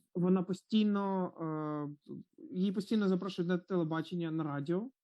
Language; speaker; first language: Ukrainian; non-native, fluent; Croatian